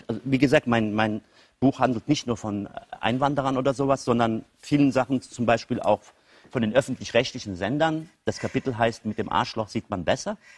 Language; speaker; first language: German; early bilingual, other home language; Turkish